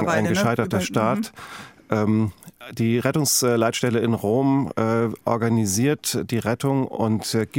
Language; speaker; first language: German; native; German